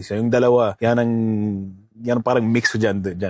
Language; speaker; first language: Filipino; early bilingual, heritage; Filipino